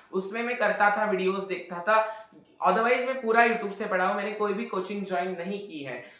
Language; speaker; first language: Hindi; non-native, local second language; Marathi